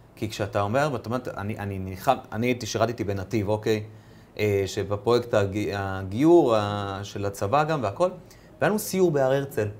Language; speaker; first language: Hebrew; early bilingual, other home language; Russian